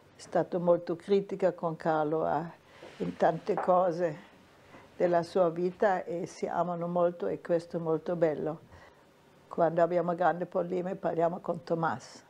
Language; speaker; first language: Italian; non-native, fluent; German